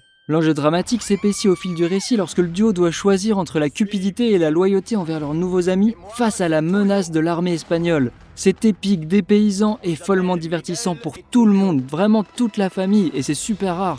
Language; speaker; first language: French; native; French